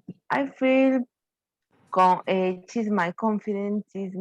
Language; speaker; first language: English; non-native, learner; Spanish